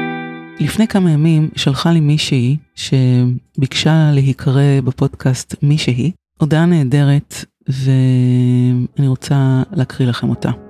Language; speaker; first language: Hebrew; native; Hebrew